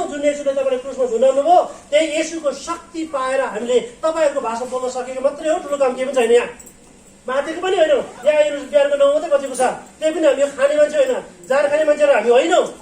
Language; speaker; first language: Nepali; non-native, local second language; Eastern Tamang